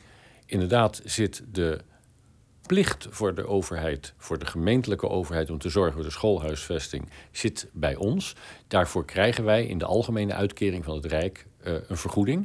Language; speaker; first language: Dutch; native; Dutch